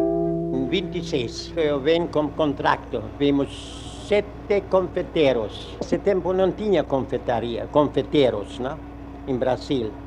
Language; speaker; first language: Portuguese; non-native, learner; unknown